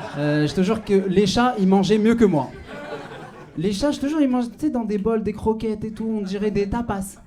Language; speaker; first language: French; non-native, local second language; Arabic